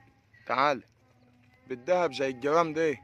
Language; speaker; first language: Arabic; native; Arabic